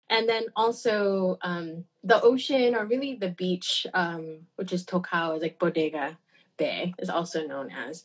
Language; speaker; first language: English; native; English